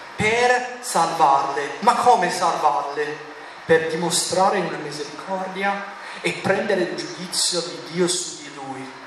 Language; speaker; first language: Italian; non-native, fluent; English